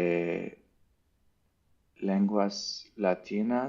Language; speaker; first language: Spanish; non-native, learner; English